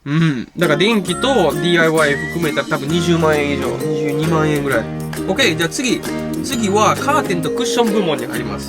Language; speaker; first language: Japanese; native; Japanese